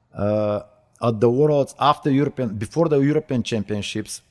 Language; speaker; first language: English; non-native, learner; Bulgarian